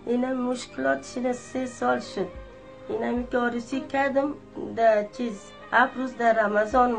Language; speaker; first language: Persian; native; Persian